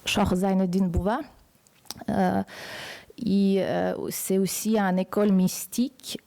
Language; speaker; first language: French; non-native, fluent; Uzbek